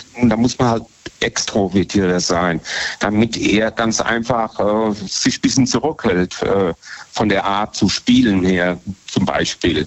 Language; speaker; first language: German; native; German